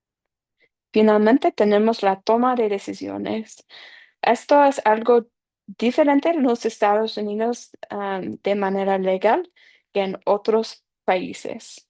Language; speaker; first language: Spanish; non-native, fluent; English